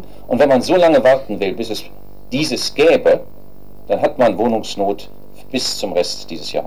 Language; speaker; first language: German; native; German